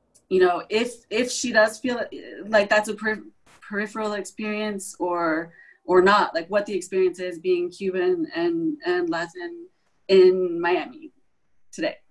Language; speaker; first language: English; native; English